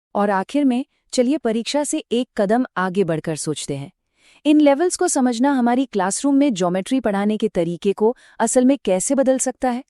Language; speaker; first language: Hindi; native; Hindi